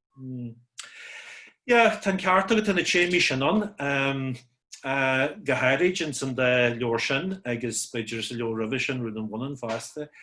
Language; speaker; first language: Irish; native; Irish